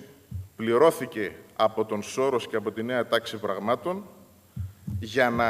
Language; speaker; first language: Greek; native; Greek